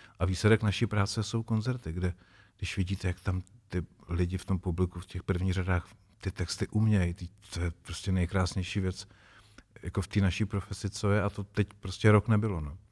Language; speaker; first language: Czech; native; Czech